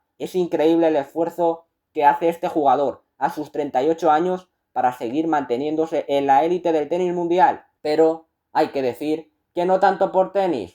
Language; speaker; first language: Spanish; native; Spanish